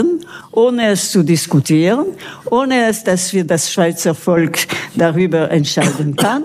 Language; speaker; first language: German; non-native, local second language; French